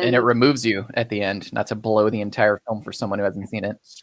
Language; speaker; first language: English; native; English